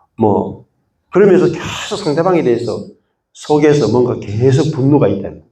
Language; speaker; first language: Korean; native; Korean